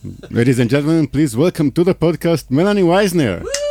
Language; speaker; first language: English; non-native, fluent; Hebrew